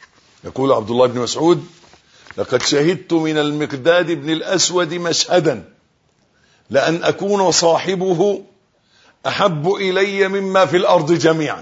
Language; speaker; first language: Arabic; native; Arabic